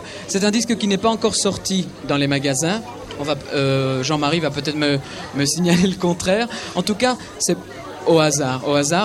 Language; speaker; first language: French; native; French